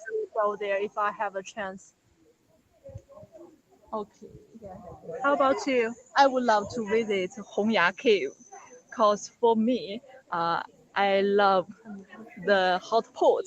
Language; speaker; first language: English; non-native, learner; Chinese